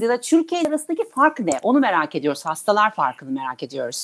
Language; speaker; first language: Turkish; native; Turkish